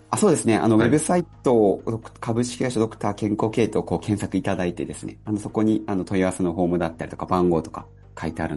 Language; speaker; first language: Japanese; native; Japanese